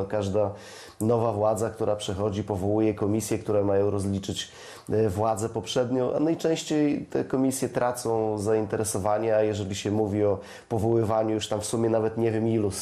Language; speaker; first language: Polish; native; Polish